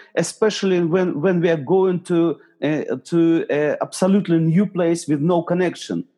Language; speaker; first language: English; non-native, fluent; Ukrainian